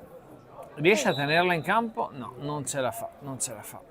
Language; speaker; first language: Italian; native; Italian